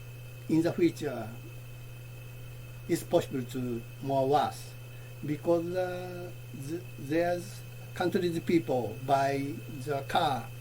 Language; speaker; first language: English; non-native, learner; Japanese